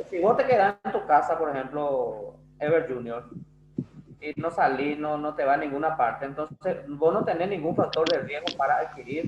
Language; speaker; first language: Spanish; non-native, fluent; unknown